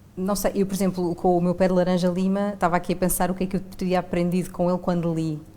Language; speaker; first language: Portuguese; native; Portuguese